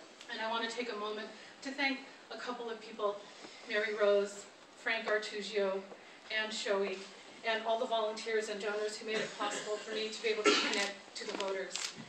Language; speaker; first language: English; early bilingual, other home language; Spanish